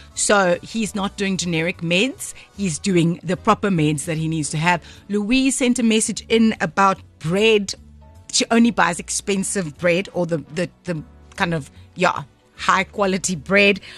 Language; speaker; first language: English; non-native, local second language; Afrikaans